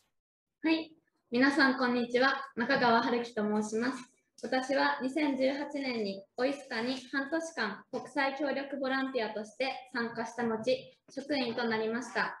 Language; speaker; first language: Japanese; native; Japanese